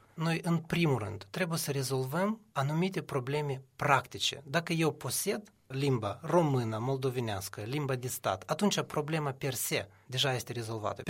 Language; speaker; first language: Romanian; non-native, local second language; Russian